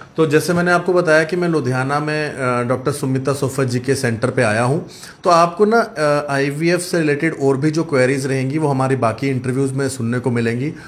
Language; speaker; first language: Hindi; native; Hindi